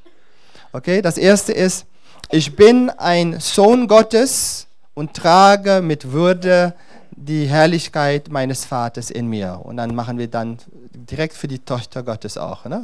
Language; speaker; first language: German; non-native, fluent; Dutch